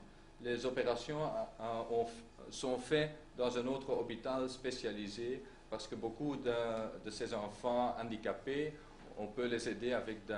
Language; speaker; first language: French; non-native, local second language; Dutch